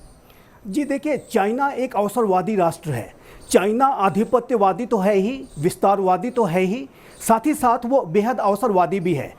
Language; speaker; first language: Hindi; native; Hindi